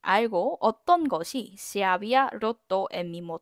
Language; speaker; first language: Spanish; non-native, fluent; Korean